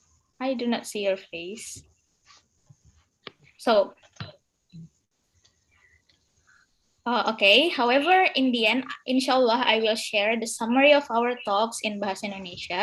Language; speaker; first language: English; non-native, fluent; Indonesian